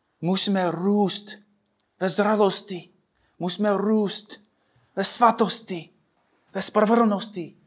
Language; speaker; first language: Czech; non-native, fluent; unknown